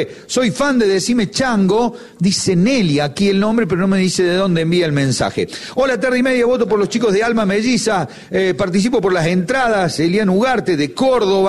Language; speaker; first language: Spanish; native; Spanish